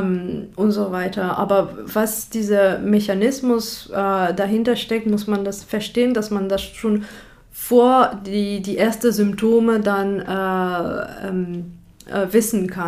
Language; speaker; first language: German; non-native, fluent; French